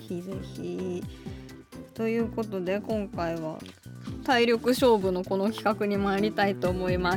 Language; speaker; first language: Japanese; native; Japanese